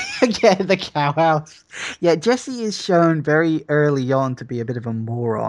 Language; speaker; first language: English; native; English